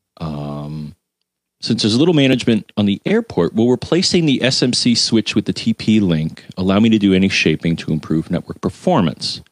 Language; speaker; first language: English; native; English